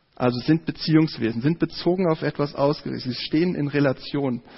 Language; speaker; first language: German; native; German